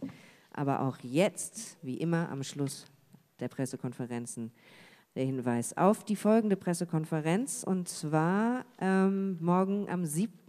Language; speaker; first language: German; native; German